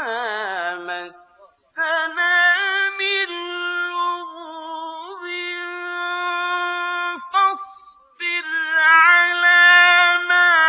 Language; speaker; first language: Arabic; native; Arabic